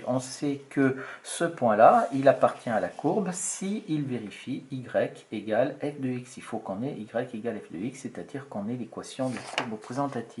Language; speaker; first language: French; native; French